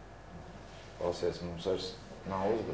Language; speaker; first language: Latvian; native; Latvian